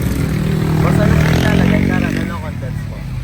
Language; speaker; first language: Filipino; native; Filipino